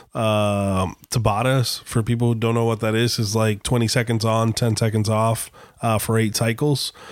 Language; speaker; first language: English; native; English